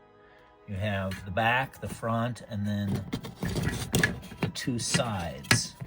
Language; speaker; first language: English; native; English